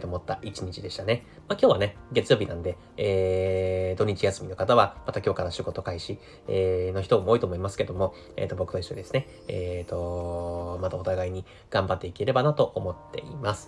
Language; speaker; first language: Japanese; native; Japanese